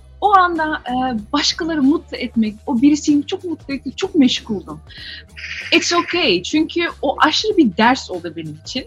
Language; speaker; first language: Turkish; early bilingual, heritage; Turkish